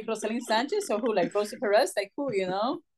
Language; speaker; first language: English; early bilingual, other home language; Spanish